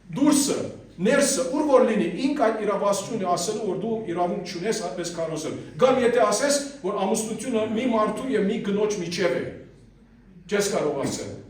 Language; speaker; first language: Armenian; early bilingual, heritage; Armenian